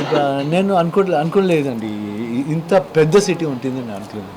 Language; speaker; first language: Telugu; non-native, learner; Kannada